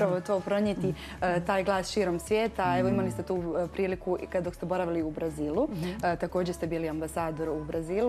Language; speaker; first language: Croatian; native; Croatian